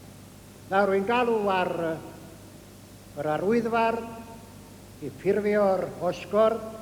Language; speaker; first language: Welsh; native; Welsh